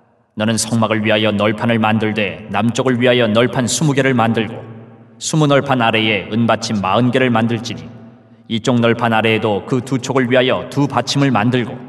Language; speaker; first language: Korean; native; Korean